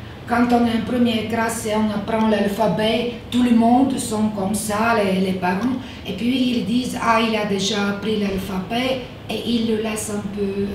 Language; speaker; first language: French; non-native, fluent; Bulgarian